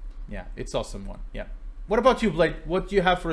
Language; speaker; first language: English; non-native, fluent; Portuguese